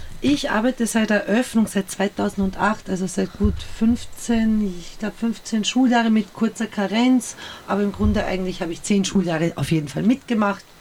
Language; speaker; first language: German; early bilingual, other home language; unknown